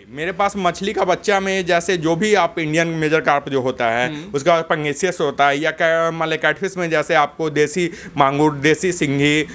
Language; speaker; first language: Hindi; native; Hindi